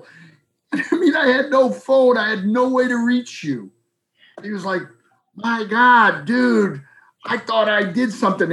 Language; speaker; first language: English; native; English